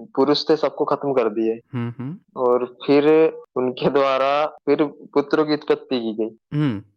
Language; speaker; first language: Hindi; native; Hindi